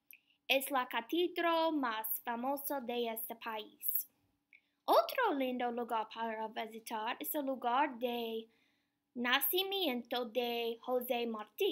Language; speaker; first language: Spanish; non-native, learner; English